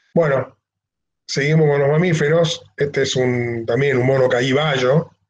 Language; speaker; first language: Spanish; native; Spanish